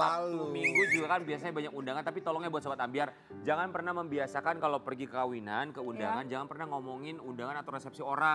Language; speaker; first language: Indonesian; native; Indonesian